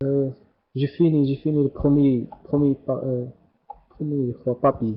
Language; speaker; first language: French; non-native, learner; Arabic